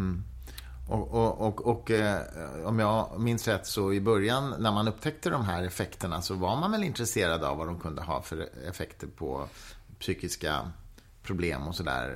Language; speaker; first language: Swedish; native; Swedish